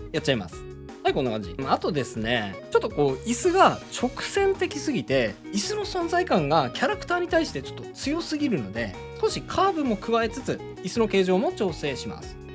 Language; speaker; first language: Japanese; native; Japanese